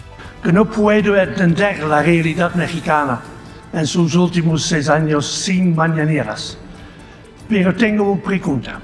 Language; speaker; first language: Spanish; non-native, fluent; Dutch